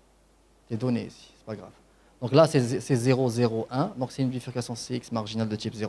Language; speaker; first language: French; non-native, local second language; Arabic